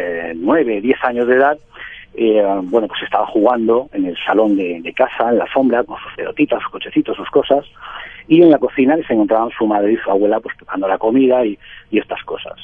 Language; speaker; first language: Spanish; native; Spanish